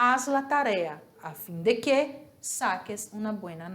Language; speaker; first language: Spanish; non-native, learner; Portuguese